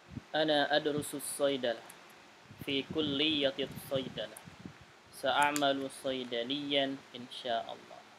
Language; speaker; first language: Arabic; non-native, fluent; Indonesian